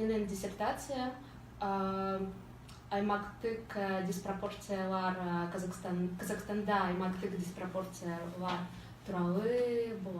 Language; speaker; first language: Kazakh; non-native, learner; Russian